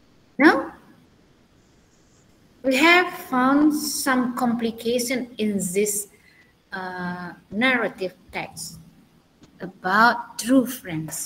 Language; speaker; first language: English; non-native, learner; Indonesian